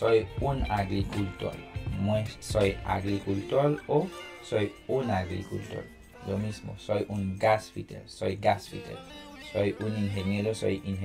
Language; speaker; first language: Spanish; non-native, fluent; Haitian Creole